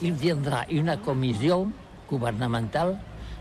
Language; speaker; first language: French; non-native, learner; Catalan